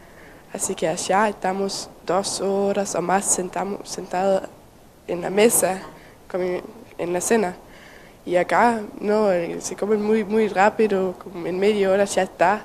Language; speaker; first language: Spanish; non-native, learner; Danish